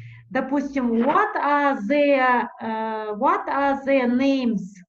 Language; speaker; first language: English; non-native, fluent; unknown